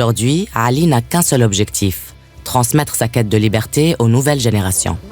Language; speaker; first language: French; native; French